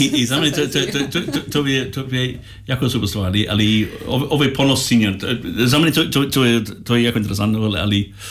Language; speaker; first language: Croatian; non-native, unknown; English